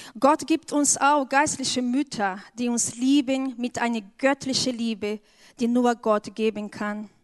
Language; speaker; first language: German; non-native, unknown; Portuguese